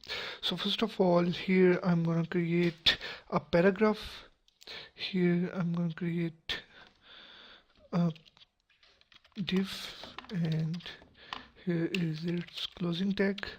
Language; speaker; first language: English; non-native, local second language; Urdu